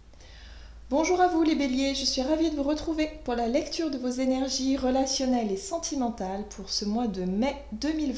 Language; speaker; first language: French; native; French